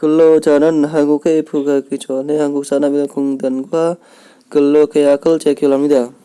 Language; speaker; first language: Korean; non-native, learner; Indonesian